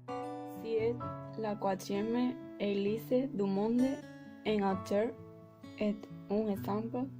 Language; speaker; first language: French; non-native, learner; Spanish